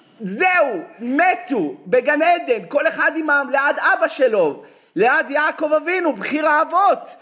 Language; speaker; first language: Hebrew; native; Hebrew